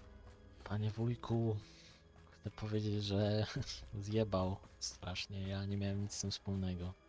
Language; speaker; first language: Polish; native; Polish